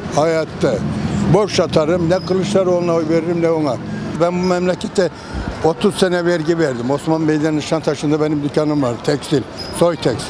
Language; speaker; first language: Turkish; native; Turkish